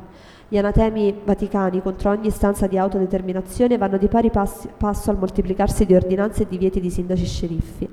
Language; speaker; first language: Italian; native; Italian